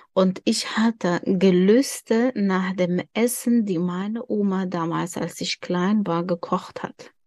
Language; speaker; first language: German; non-native, fluent; Tajik